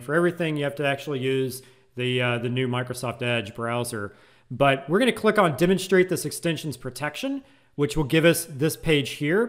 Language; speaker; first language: English; native; English